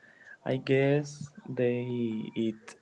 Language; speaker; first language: English; non-native, learner; Spanish